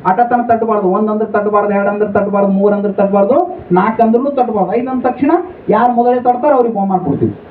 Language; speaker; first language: Kannada; native; Kannada